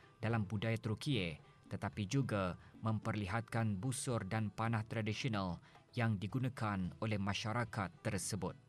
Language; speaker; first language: Malay; native; Malay